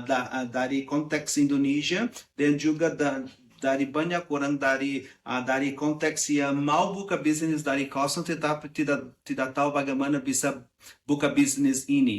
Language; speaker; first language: Indonesian; non-native, learner; Portuguese